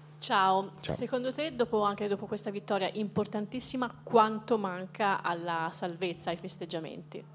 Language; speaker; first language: Italian; native; Italian